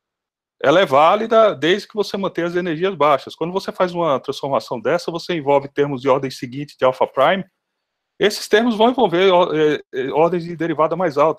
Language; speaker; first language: Portuguese; native; Portuguese